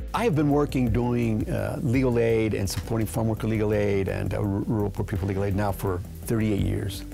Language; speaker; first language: English; native; English